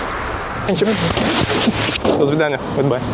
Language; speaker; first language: English; non-native, learner; French